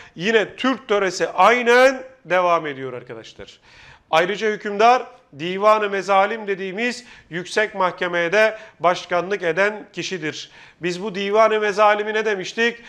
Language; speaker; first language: Turkish; native; Turkish